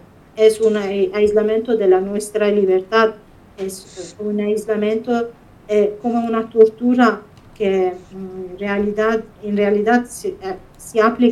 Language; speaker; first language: Spanish; non-native, fluent; Kurdish